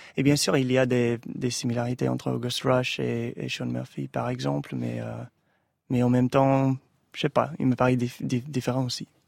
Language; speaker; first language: French; non-native, fluent; English